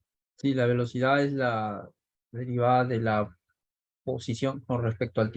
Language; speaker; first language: Spanish; native; Spanish